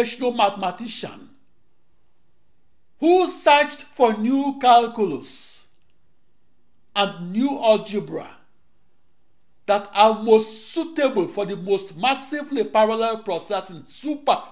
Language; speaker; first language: English; non-native, local second language; Igbo